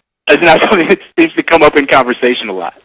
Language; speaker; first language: English; native; English